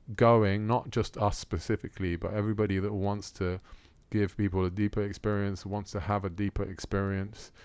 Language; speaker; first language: English; early bilingual, other home language; Italian